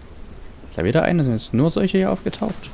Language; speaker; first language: German; native; German